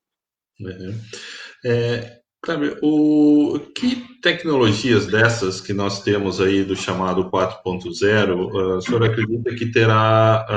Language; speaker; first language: Portuguese; native; Portuguese